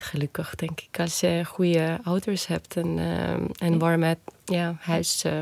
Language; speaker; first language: Dutch; non-native, fluent; Estonian